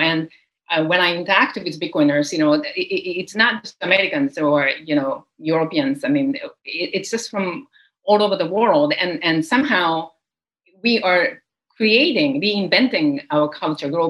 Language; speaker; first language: English; non-native, fluent; Japanese